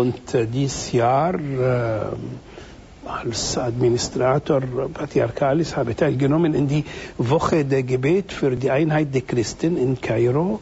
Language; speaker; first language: German; non-native, fluent; Arabic